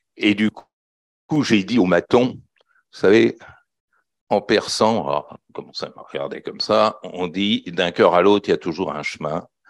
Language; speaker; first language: French; native; French